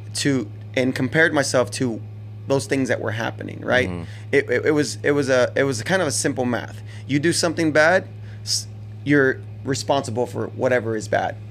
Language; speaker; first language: English; native; English